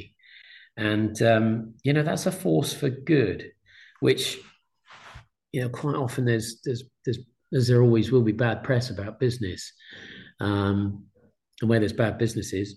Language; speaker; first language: English; native; English